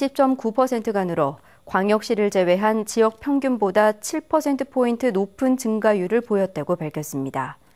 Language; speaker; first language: Korean; native; Korean